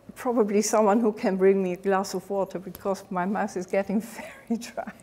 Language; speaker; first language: English; non-native, fluent; Dutch